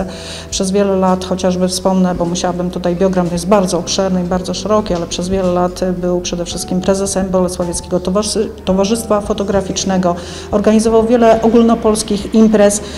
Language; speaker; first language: Polish; native; Polish